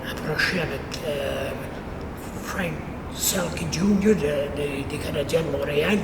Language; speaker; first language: French; native; French